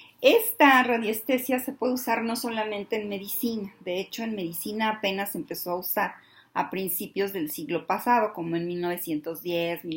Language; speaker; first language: Spanish; native; Spanish